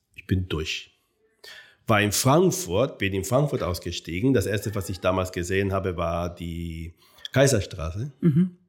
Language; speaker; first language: German; non-native, fluent; Spanish